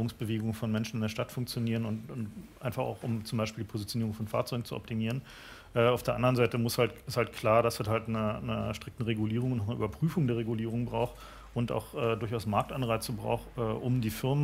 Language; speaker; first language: German; native; German